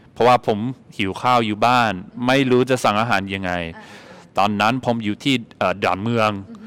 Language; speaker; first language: Thai; non-native, fluent; English